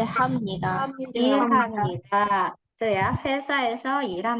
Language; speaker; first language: Korean; non-native, fluent; Indonesian